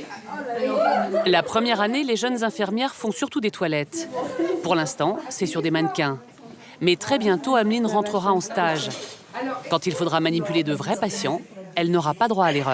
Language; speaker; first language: French; native; French